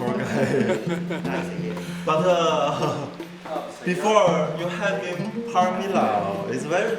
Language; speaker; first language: English; non-native, learner; Chinese